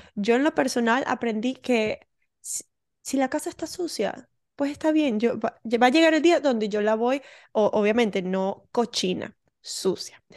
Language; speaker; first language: Spanish; native; Spanish